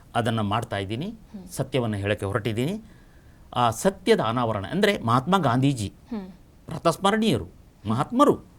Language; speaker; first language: Kannada; non-native, local second language; Kodava